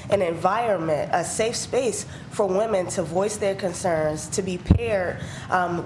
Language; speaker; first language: English; native; English